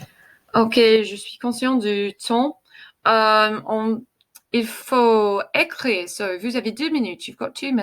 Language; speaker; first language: French; non-native, fluent; English